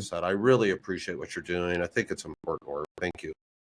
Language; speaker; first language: English; native; English